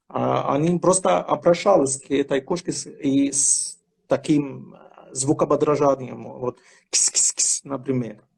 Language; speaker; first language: Russian; non-native, fluent; Arabic